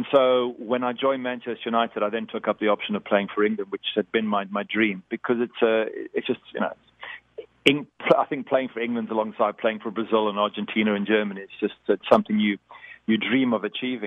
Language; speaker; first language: English; native; English